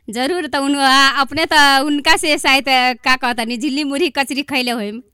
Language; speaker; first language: Bhojpuri; non-native, local second language; Maithili